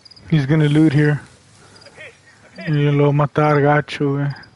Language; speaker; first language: English; early bilingual, other home language; Spanish